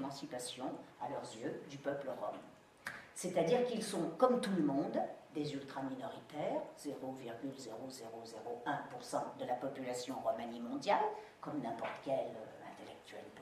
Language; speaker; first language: French; native; French